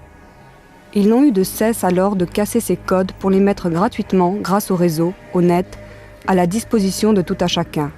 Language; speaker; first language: French; native; French